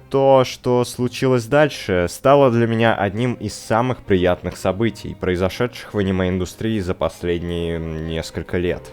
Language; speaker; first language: Russian; native; Russian